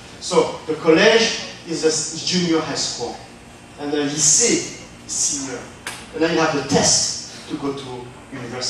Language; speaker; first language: English; non-native, fluent; French